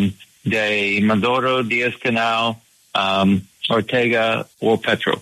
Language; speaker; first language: Spanish; non-native, learner; English